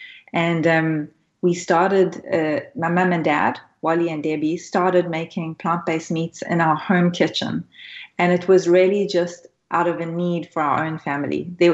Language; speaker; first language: English; native; English